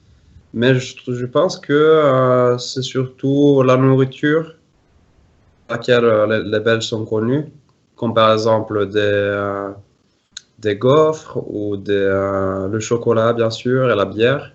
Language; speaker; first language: French; non-native, fluent; Norwegian